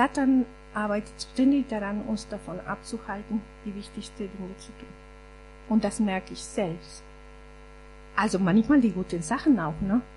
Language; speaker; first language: German; non-native, fluent; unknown